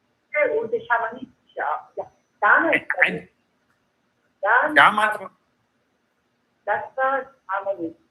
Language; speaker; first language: German; non-native, learner; Korean